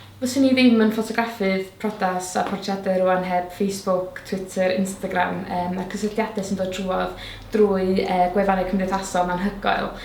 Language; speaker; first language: Welsh; native; Welsh